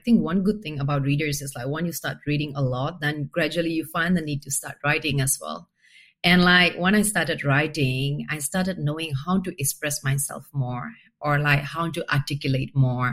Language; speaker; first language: English; non-native, fluent; Burmese